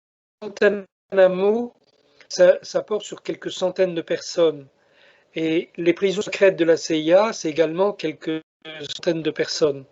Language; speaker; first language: French; native; French